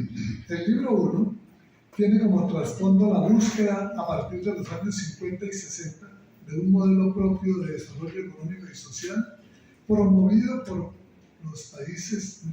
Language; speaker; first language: Spanish; native; Spanish